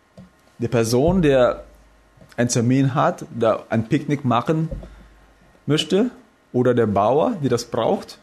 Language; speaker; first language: German; non-native, fluent; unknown